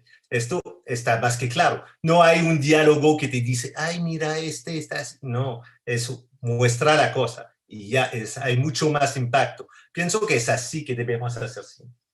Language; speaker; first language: Spanish; non-native, fluent; French